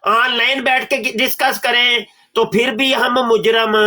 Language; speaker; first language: Urdu; non-native, local second language; Punjabi